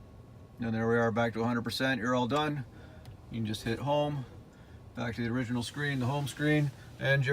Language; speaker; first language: English; native; English